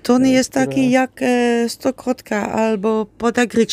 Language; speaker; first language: Polish; non-native, learner; Dutch